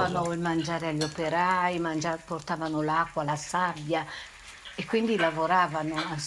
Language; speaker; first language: Italian; native; Italian